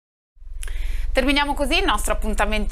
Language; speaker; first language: Italian; native; Italian